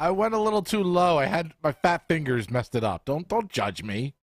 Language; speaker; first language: English; native; English